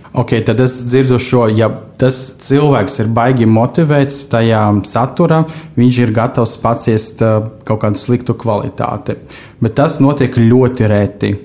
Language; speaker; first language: Latvian; non-native, local second language; Russian